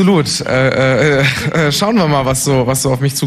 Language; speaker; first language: German; native; German